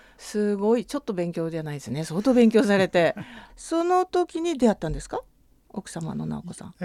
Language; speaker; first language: Japanese; native; Japanese